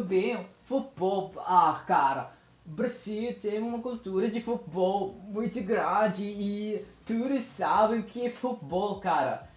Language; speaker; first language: Portuguese; non-native, learner; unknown